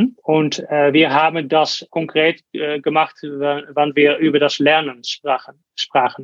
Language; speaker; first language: German; non-native, learner; Dutch